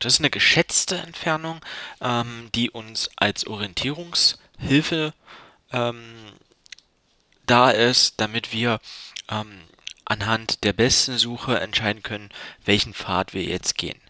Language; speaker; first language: German; native; German